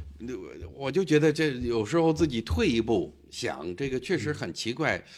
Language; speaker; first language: Chinese; non-native, fluent; English